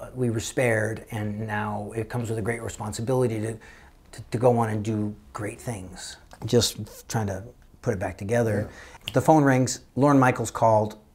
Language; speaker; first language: English; native; English